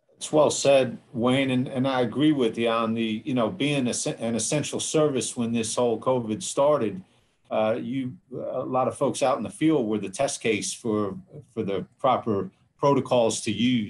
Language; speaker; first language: English; native; English